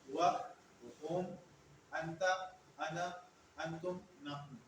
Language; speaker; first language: Arabic; non-native, learner; Urdu